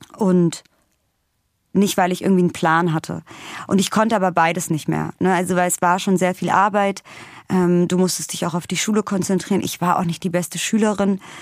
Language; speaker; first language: German; early bilingual, other home language; Russian